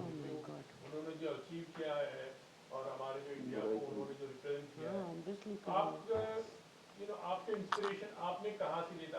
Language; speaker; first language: Hindi; native; Hindi